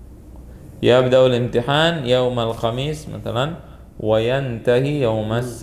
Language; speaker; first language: Arabic; non-native, fluent; Indonesian